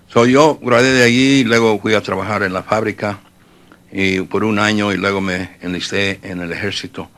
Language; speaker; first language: Spanish; early bilingual, heritage; Spanish